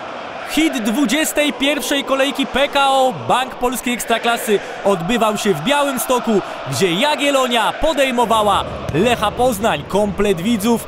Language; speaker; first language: Polish; native; Polish